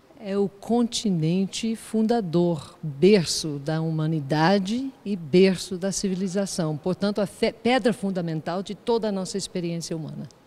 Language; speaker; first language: Portuguese; native; Portuguese